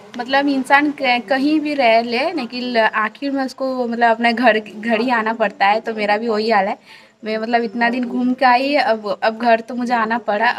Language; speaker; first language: Hindi; non-native, local second language; Bangla